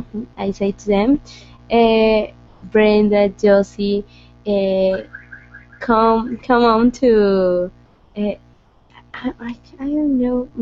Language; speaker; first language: English; non-native, learner; Spanish